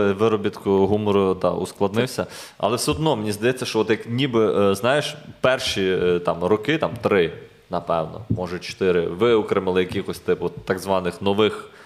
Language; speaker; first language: Ukrainian; native; Ukrainian